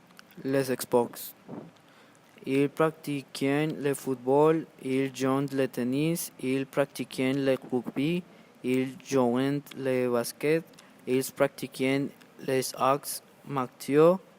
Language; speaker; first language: French; non-native, learner; Spanish